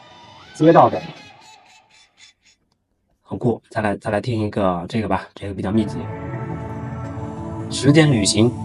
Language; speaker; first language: Chinese; native; Chinese